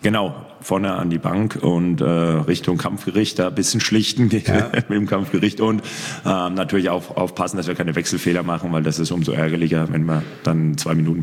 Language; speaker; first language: German; native; German